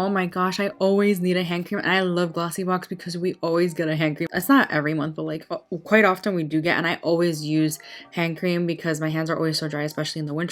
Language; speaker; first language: English; native; English